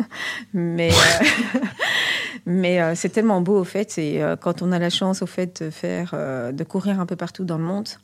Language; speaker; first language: French; native; French